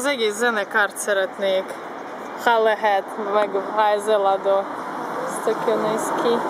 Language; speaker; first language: Hungarian; non-native, learner; Russian